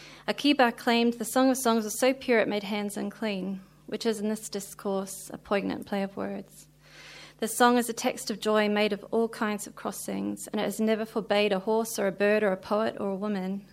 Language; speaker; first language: English; native; English